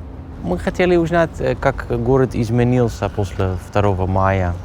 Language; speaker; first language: Russian; non-native, learner; Dutch